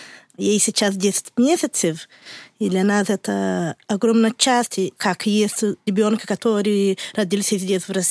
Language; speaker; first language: Russian; non-native, learner; Portuguese